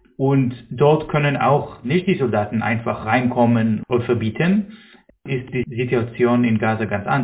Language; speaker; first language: German; non-native, fluent; Hebrew